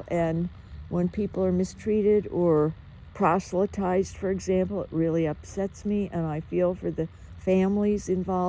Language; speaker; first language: English; native; English